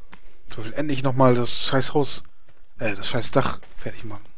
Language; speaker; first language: German; native; German